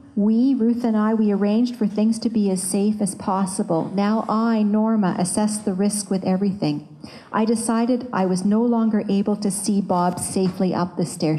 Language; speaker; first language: English; early bilingual, other home language; French